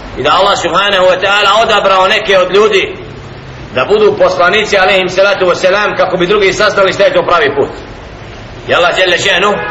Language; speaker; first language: Bosnian; native; Bosnian